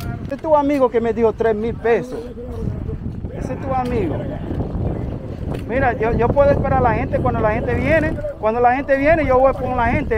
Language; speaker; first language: Spanish; non-native, learner; English